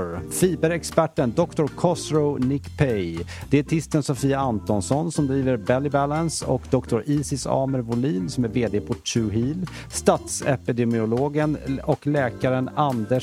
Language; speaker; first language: Swedish; native; Swedish